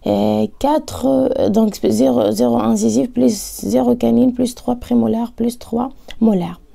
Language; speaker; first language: French; non-native, local second language; Arabic